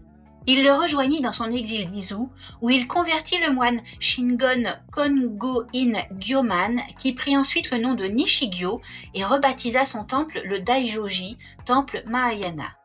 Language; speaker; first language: French; native; French